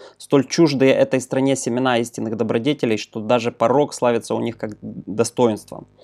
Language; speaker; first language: Russian; non-native, local second language; Ukrainian